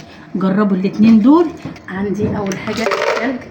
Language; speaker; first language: Arabic; native; Arabic